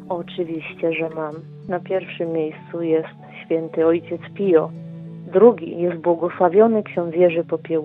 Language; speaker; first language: Polish; native; Polish